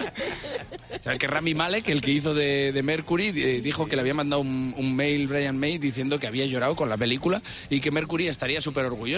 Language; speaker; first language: Spanish; native; Spanish